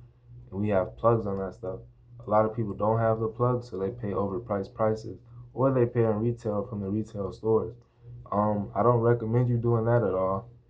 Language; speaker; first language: English; native; English